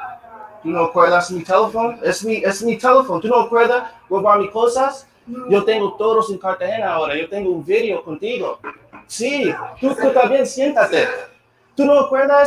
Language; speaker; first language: Spanish; non-native, learner; English